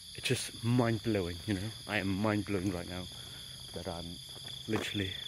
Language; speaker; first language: English; non-native, fluent; Khmer